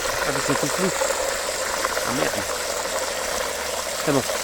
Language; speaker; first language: French; native; French